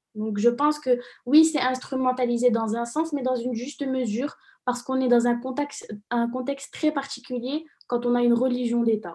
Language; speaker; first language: French; non-native, local second language; Arabic